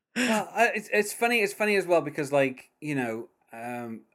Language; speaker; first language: English; native; English